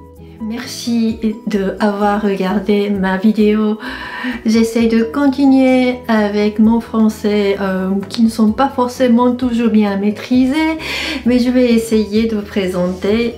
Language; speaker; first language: French; non-native, fluent; Japanese